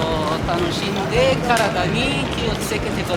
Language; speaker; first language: Japanese; non-native, learner; Arabic